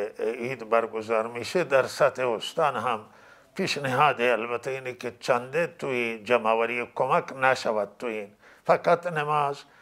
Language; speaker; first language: Persian; non-native, local second language; Baluchi